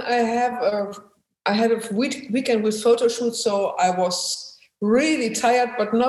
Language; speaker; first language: English; non-native, fluent; German